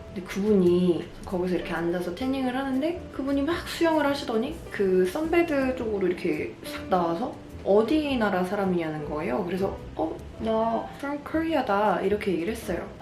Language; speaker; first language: Korean; native; Korean